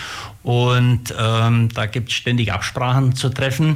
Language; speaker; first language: German; native; German